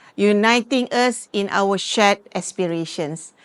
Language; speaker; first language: English; non-native, local second language; Malay